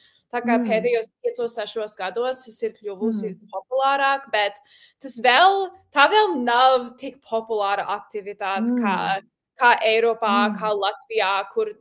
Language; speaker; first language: Latvian; early bilingual, heritage; Latvian